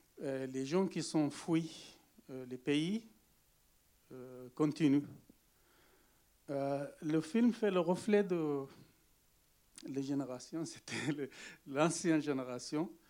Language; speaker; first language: French; non-native, learner; Arabic